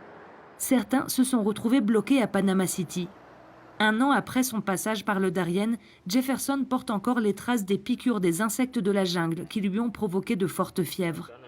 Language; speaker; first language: French; native; French